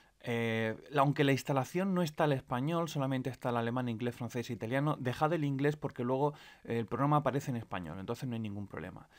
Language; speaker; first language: Spanish; native; Spanish